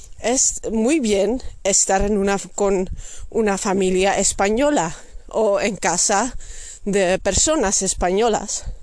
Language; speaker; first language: Spanish; non-native, fluent; Dutch